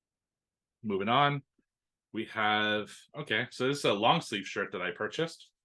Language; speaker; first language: English; native; English